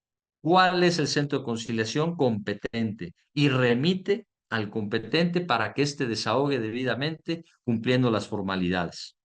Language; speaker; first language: Spanish; native; Spanish